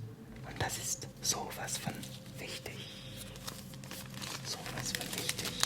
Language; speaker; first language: German; non-native, fluent; French